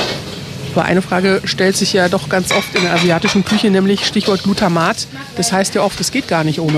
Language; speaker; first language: German; native; German